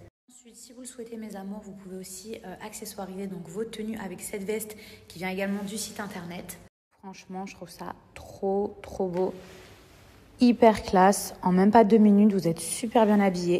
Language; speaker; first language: French; native; French